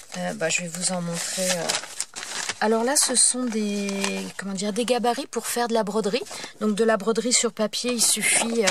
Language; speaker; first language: French; native; French